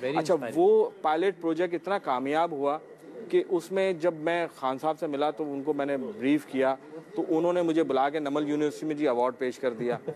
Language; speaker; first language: Urdu; non-native, local second language; Memoni